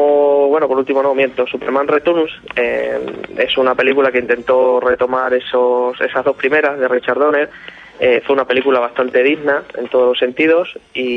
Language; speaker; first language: Spanish; native; Spanish